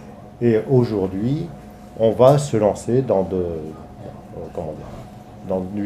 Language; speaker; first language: French; native; French